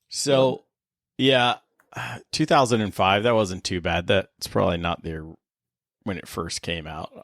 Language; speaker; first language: English; native; English